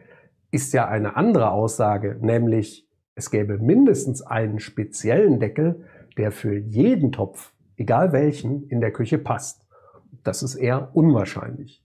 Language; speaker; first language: German; native; German